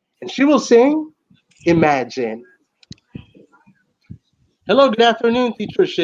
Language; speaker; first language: English; non-native, local second language; Filipino